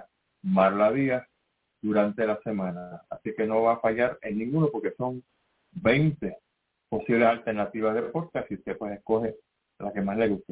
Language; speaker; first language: Spanish; native; Spanish